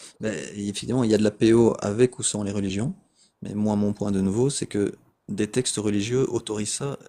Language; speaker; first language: French; native; French